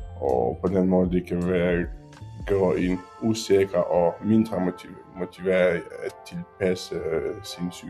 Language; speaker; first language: Danish; non-native, learner; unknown